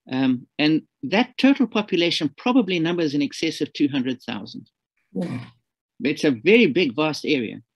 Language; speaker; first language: English; native; English